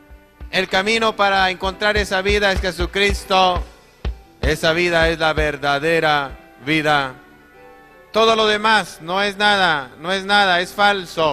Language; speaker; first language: Spanish; native; Spanish